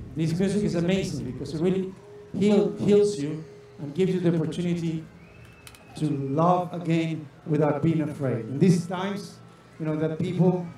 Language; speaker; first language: English; non-native, fluent; Spanish